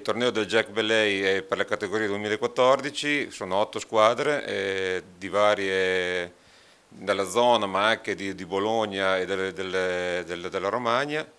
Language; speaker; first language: Italian; native; Italian